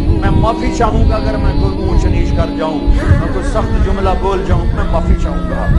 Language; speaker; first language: Urdu; non-native, local second language; Punjabi